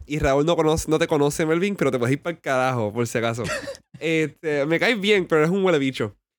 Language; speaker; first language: Spanish; early bilingual, heritage; Spanish